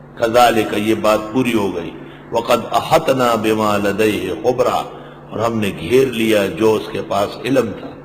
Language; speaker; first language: Urdu; non-native, local second language; Pashto